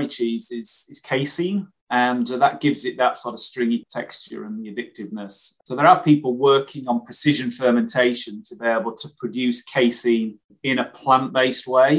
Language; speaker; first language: English; native; English